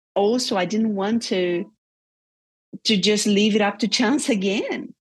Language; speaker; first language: English; non-native, fluent; Portuguese